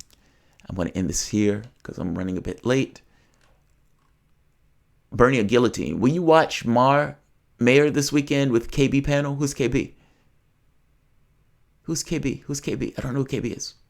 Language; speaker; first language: English; native; English